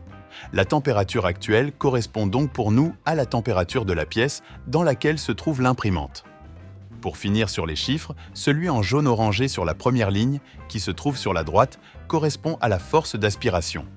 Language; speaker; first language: French; native; French